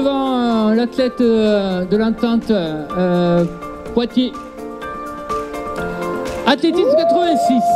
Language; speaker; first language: French; native; French